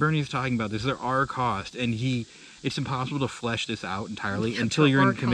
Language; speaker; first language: English; native; English